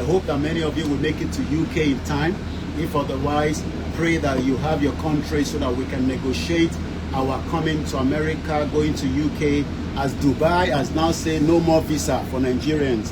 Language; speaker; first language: English; non-native, local second language; Yoruba